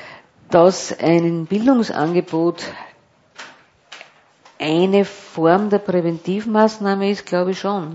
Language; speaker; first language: German; native; German